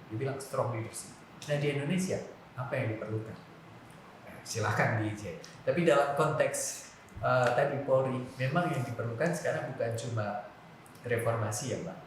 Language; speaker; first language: Indonesian; non-native, local second language; Javanese